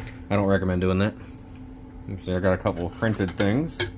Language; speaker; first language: English; native; English